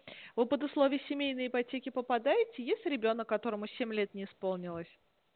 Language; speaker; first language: Russian; native; Russian